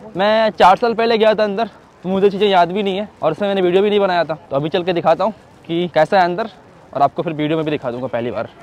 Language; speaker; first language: Hindi; native; Hindi